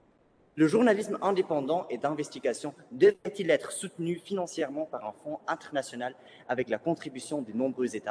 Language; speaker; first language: French; native; French